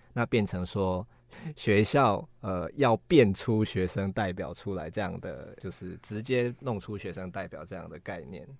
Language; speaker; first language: Chinese; native; Chinese